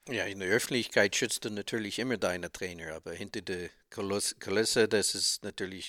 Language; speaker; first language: German; non-native, learner; English